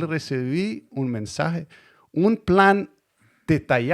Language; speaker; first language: Spanish; non-native, learner; Danish